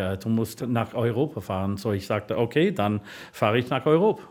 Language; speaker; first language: German; non-native, fluent; English